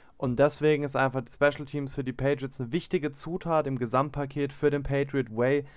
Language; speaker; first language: German; native; German